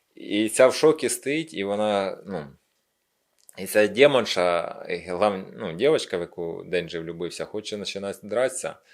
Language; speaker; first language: Ukrainian; non-native, local second language; Russian